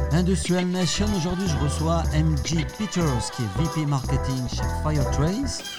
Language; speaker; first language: French; native; French